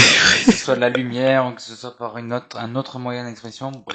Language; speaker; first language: French; native; French